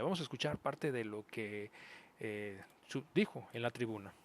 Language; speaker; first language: Spanish; native; Spanish